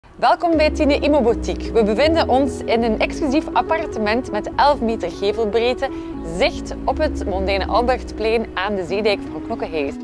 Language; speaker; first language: Dutch; native; Dutch